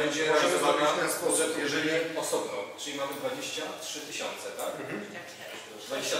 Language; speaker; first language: Polish; native; Polish